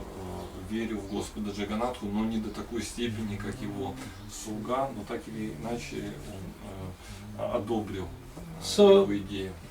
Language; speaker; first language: Russian; native; Russian